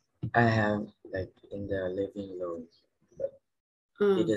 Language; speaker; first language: English; non-native, learner; Thai